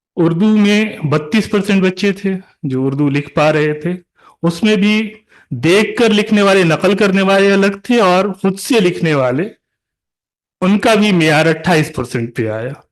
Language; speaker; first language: Urdu; native; Urdu